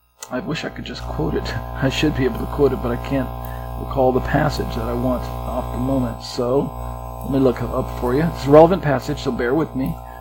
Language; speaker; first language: English; native; English